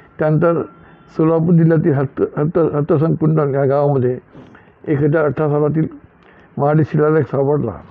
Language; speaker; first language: Marathi; native; Marathi